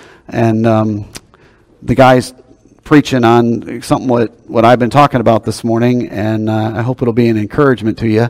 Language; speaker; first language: English; native; English